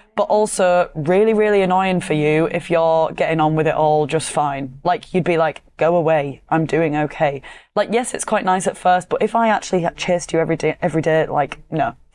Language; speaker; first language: English; native; English